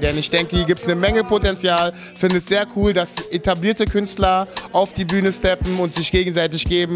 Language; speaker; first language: German; native; German